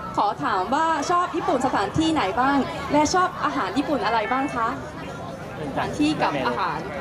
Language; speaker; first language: Thai; native; Thai